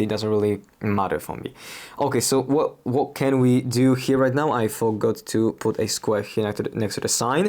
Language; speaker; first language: English; non-native, fluent; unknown